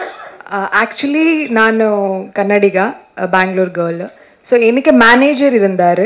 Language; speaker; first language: Tamil; non-native, learner; Kannada